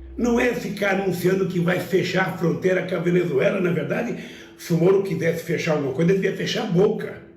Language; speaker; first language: Portuguese; native; Portuguese